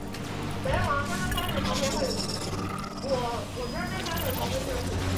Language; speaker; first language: Chinese; native; Chinese